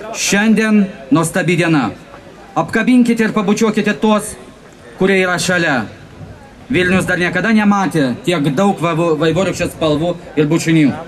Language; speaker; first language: Lithuanian; non-native, learner; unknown